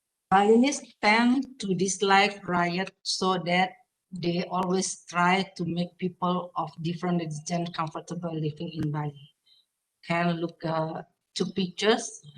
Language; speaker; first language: English; non-native, fluent; Indonesian